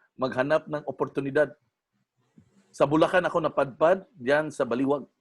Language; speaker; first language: Filipino; non-native, local second language; Cebuano